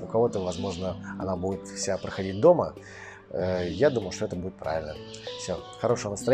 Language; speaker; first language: Russian; native; Russian